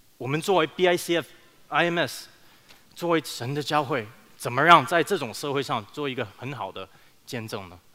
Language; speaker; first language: Chinese; early bilingual, heritage; Chinese